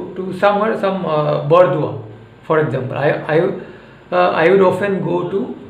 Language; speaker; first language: English; non-native, local second language; Assamese